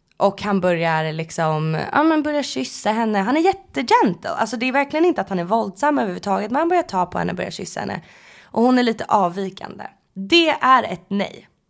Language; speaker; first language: Swedish; native; Swedish